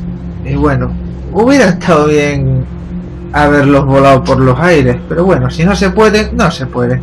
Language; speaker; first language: Spanish; native; Spanish